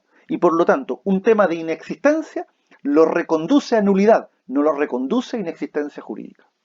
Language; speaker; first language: Spanish; native; Spanish